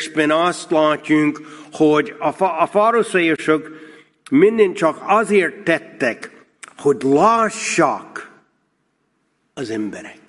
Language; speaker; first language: Hungarian; non-native, fluent; English